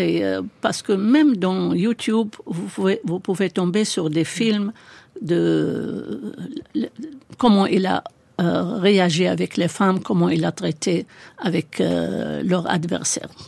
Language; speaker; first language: French; non-native, fluent; Arabic